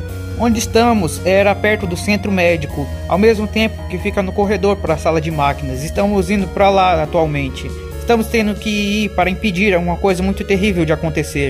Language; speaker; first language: Portuguese; native; Portuguese